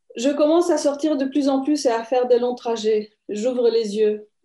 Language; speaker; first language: French; non-native, fluent; Romanian